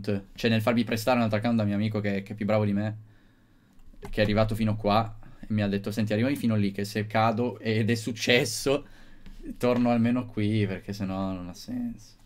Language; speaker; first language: Italian; native; Italian